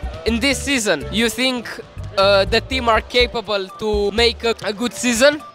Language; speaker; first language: English; non-native, learner; Romanian